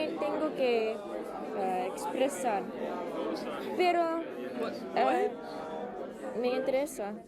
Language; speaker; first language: Spanish; non-native, fluent; English